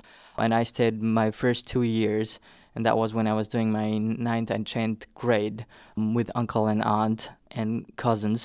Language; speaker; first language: English; non-native, local second language; Nepali